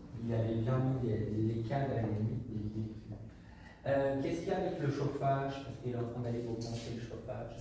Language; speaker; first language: French; native; French